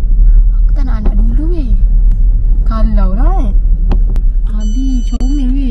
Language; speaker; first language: Malay; native; Malay